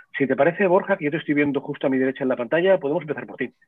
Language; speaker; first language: Spanish; native; Spanish